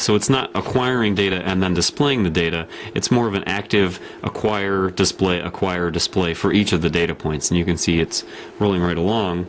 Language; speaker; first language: English; native; English